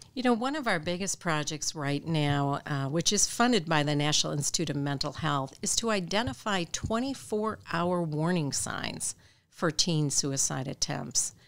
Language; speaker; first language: English; native; English